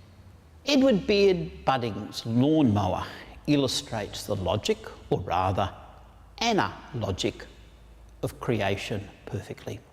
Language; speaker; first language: English; native; English